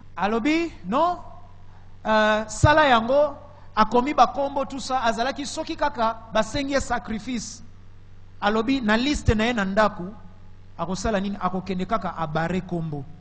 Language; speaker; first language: Lingala; native; Lingala